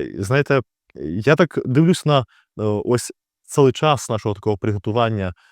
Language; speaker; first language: Ukrainian; native; Ukrainian